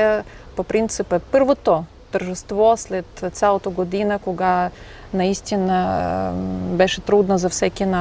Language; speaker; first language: Bulgarian; non-native, fluent; Russian